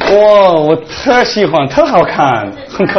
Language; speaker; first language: Chinese; non-native, learner; English